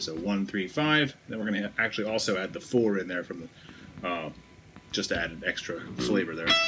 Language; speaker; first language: English; native; English